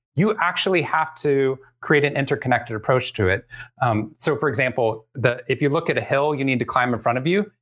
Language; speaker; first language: English; native; English